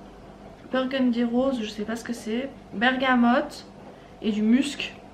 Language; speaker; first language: French; native; French